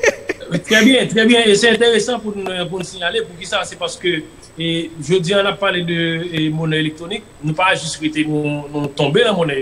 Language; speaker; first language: French; non-native, local second language; Haitian Creole